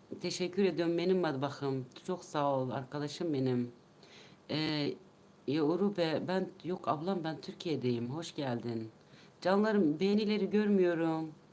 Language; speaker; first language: Turkish; non-native, local second language; Kurdish